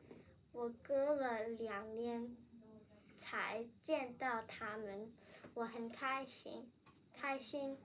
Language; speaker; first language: Chinese; non-native, learner; Japanese